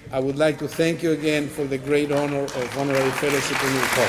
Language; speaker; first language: English; non-native, fluent; Spanish